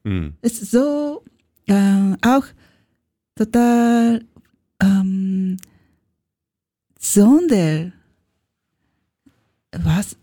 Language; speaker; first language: German; non-native, learner; Japanese